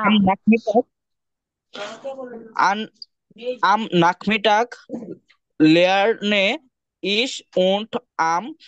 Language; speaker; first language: German; non-native, learner; Bangla